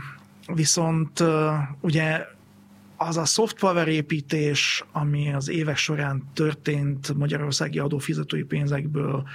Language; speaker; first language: Hungarian; native; Hungarian